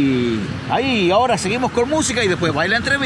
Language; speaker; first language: Spanish; non-native, learner; Portuguese